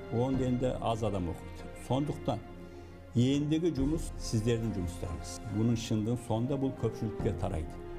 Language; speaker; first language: Kazakh; early bilingual, heritage; Kazakh